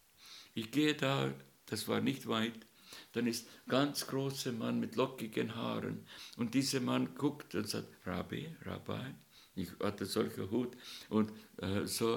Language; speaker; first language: German; non-native, learner; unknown